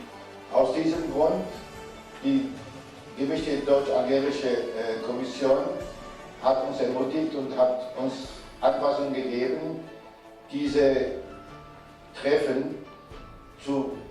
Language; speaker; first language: German; non-native, fluent; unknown